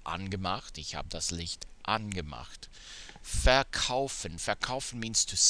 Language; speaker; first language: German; non-native, fluent; English